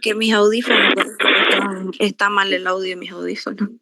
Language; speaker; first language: Spanish; non-native, learner; Portuguese